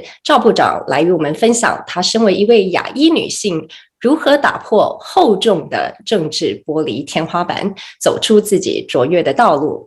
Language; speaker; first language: Chinese; native; Chinese